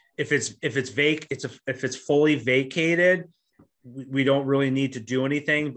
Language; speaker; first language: English; native; English